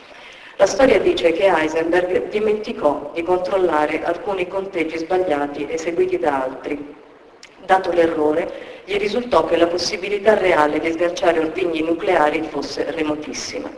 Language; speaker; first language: Italian; native; Italian